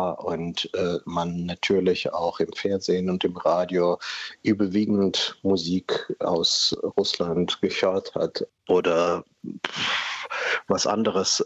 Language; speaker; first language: German; non-native, fluent; Russian